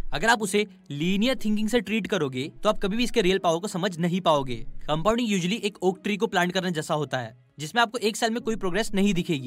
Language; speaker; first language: Hindi; native; Hindi